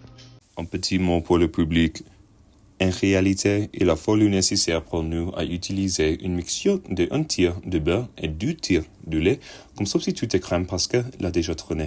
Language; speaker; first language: French; non-native, learner; English